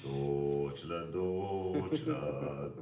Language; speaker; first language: German; non-native, learner; Kurdish